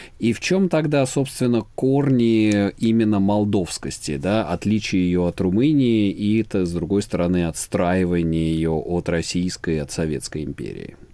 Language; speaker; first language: Russian; native; Russian